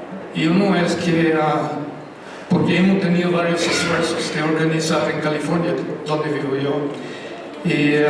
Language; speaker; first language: Spanish; non-native, fluent; English